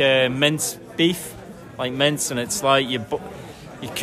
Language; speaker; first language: English; native; English